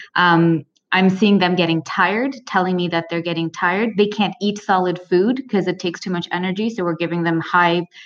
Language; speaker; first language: English; early bilingual, other home language; Punjabi